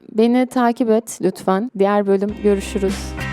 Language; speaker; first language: Turkish; native; Turkish